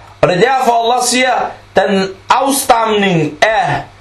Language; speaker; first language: Danish; early bilingual, other home language; Arabic